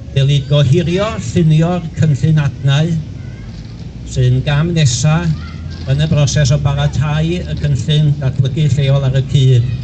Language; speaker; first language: Welsh; native; Welsh